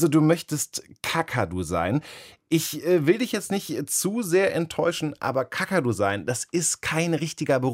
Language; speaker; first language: German; native; German